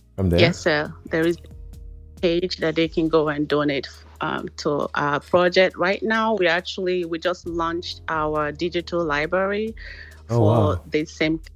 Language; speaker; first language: English; non-native, local second language; Igbo